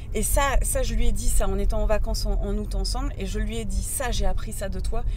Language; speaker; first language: French; native; French